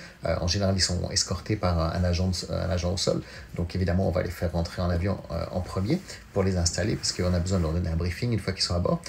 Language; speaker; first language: French; native; French